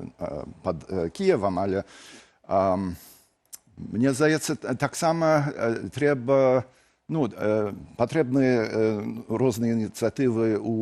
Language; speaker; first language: Belarusian; non-native, fluent; English